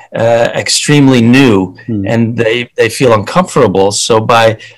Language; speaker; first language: English; early bilingual, other home language; Hungarian